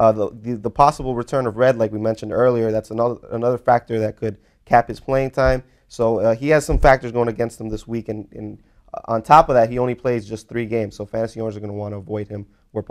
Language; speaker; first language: English; native; English